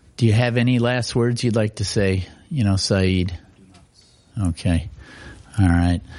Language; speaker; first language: English; native; English